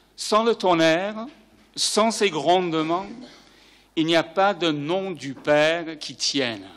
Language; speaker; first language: French; native; French